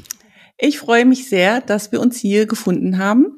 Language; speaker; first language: German; native; German